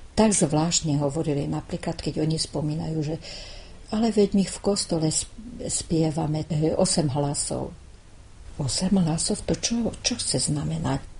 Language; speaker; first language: Slovak; non-native, local second language; Hungarian